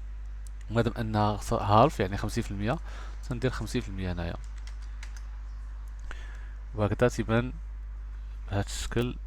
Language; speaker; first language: Arabic; native; Arabic